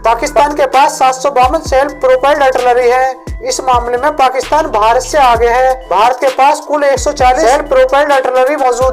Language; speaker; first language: Hindi; native; Hindi